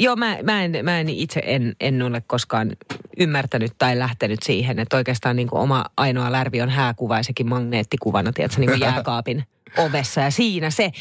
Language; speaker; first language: Finnish; native; Finnish